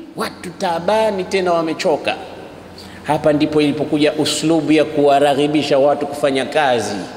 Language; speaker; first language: Swahili; native; Swahili